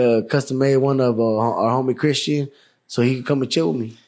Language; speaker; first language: English; early bilingual, other home language; Spanish